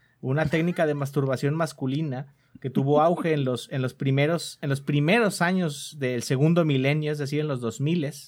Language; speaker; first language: Spanish; native; Spanish